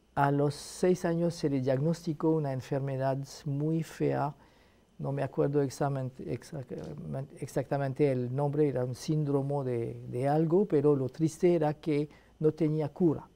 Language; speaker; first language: Spanish; non-native, fluent; Arabic